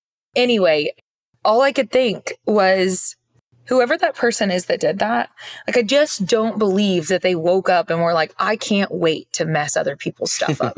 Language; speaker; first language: English; native; English